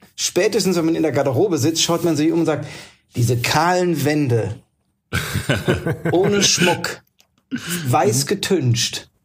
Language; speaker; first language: German; native; German